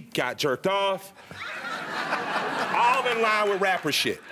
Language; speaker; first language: English; native; English